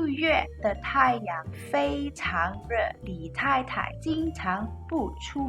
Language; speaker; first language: Chinese; non-native, learner; English